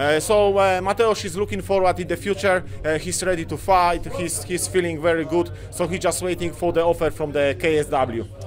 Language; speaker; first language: English; non-native, fluent; Polish